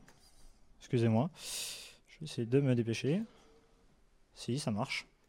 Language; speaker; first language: French; native; French